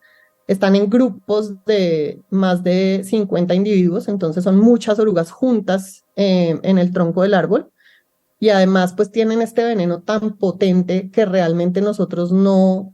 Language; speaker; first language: Spanish; native; Spanish